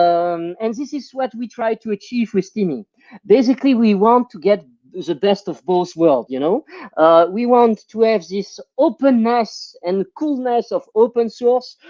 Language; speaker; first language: English; non-native, fluent; French